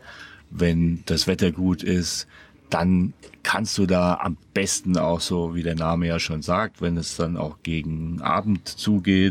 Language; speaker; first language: German; native; German